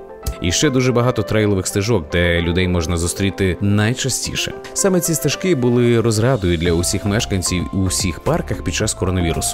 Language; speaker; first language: Ukrainian; native; Ukrainian